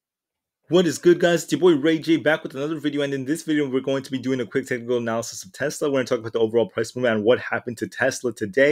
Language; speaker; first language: English; native; English